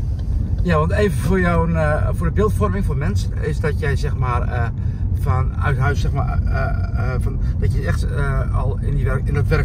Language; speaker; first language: Dutch; native; Dutch